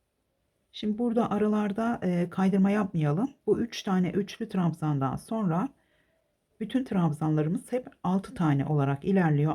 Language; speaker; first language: Turkish; native; Turkish